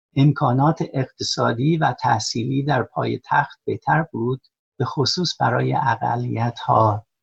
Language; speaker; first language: Persian; non-native, fluent; English